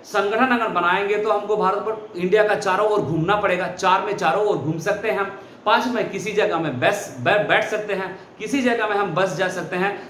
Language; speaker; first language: Hindi; non-native, local second language; Bangla